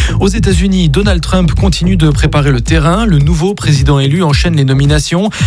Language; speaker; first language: French; native; French